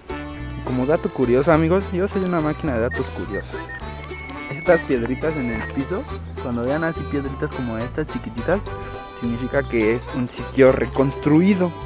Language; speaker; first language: Spanish; native; Spanish